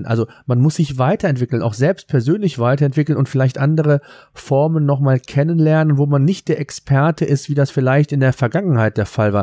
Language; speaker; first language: German; native; German